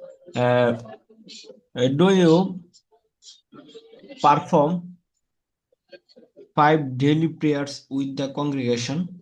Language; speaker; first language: English; non-native, fluent; Bangla